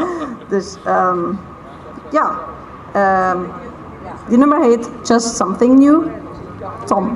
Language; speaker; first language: Dutch; non-native, fluent; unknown